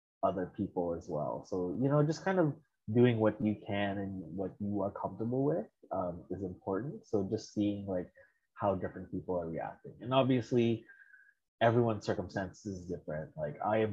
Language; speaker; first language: English; early bilingual, other home language; Filipino